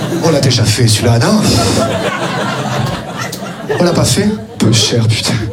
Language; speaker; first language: French; native; French